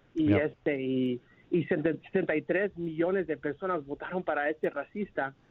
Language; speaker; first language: Spanish; early bilingual, heritage; Spanish